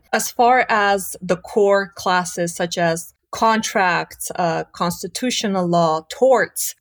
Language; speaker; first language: English; early bilingual, other home language; Armenian